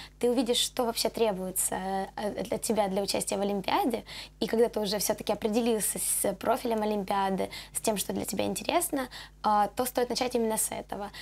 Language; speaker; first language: Russian; native; Russian